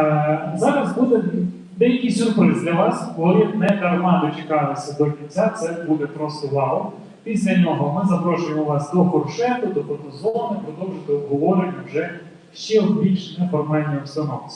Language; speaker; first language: Ukrainian; native; Ukrainian